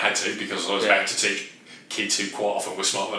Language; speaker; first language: English; native; English